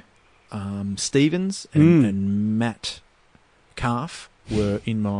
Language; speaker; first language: English; native; English